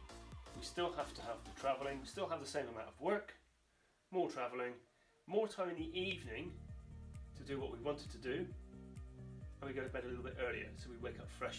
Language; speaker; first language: English; native; English